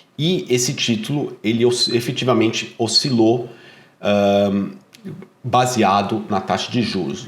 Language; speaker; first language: Portuguese; native; Portuguese